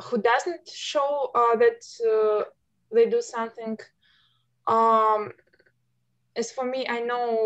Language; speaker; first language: English; non-native, learner; Russian